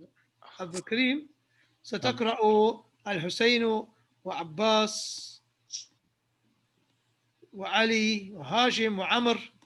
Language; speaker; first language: Arabic; non-native, fluent; English